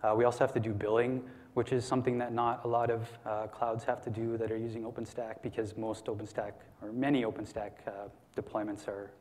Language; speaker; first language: English; native; English